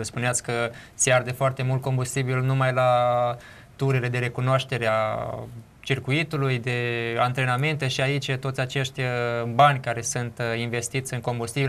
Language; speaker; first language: Romanian; native; Romanian